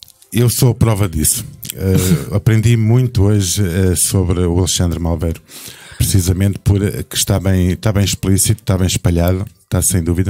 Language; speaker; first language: Portuguese; native; Portuguese